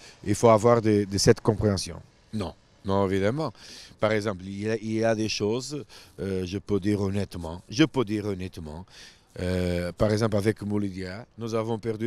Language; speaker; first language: French; non-native, fluent; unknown